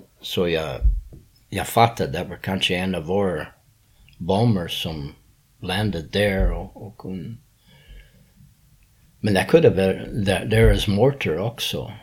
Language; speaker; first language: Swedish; early bilingual, heritage; English